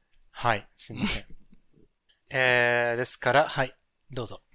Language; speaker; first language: Japanese; native; Japanese